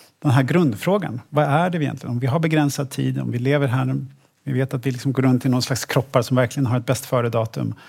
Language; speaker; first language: Swedish; native; Swedish